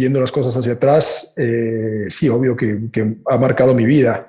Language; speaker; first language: Spanish; native; Spanish